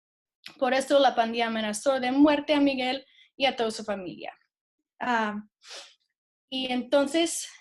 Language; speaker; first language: Spanish; non-native, fluent; English